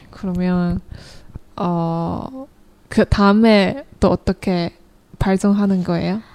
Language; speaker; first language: Korean; non-native, fluent; Chinese